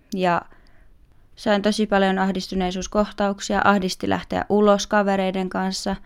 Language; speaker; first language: Finnish; native; Finnish